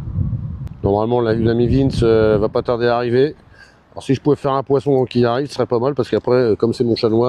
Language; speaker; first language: French; native; French